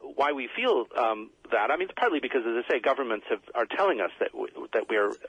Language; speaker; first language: English; native; English